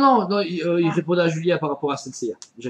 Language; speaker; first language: French; native; French